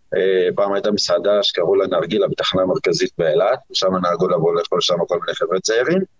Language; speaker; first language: Hebrew; non-native, local second language; Arabic